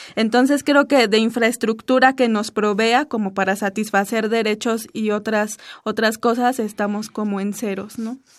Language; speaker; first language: Spanish; non-native, local second language; Zapotec